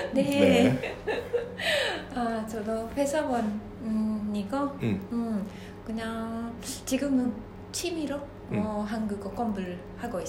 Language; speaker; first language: Korean; non-native, fluent; Japanese